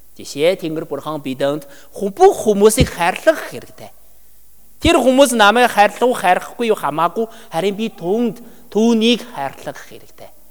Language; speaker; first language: Mongolian; non-native, learner; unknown